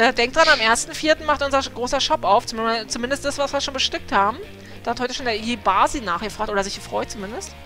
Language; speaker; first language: German; early bilingual, other home language; Polish